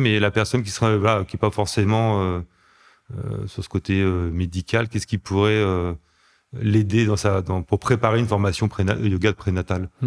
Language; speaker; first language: French; native; French